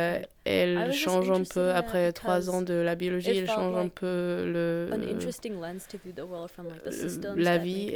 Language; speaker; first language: French; non-native, fluent; Polish